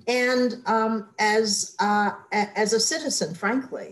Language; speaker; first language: English; native; English